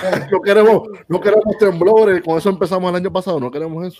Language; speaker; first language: Spanish; native; Spanish